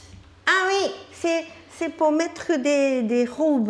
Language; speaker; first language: French; non-native, learner; Japanese